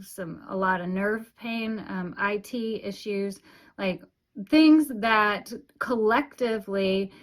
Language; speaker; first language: English; native; English